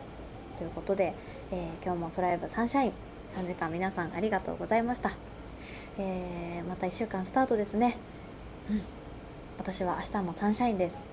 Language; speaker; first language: Japanese; native; Japanese